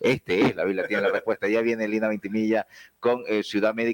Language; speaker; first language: Spanish; native; Spanish